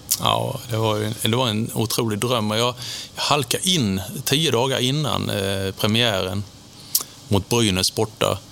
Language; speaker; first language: Swedish; native; Swedish